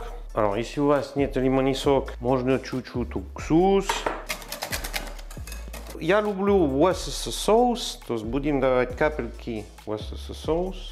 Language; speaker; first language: Russian; non-native, learner; French